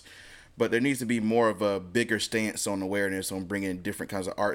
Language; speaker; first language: English; native; English